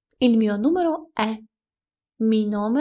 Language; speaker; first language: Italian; non-native, fluent; Ukrainian